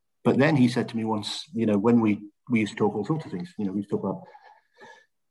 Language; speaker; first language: English; native; English